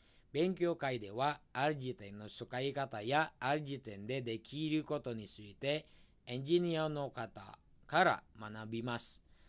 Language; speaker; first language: Japanese; non-native, fluent; Indonesian